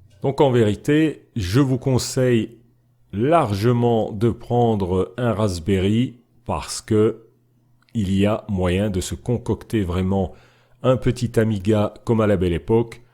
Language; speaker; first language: French; native; French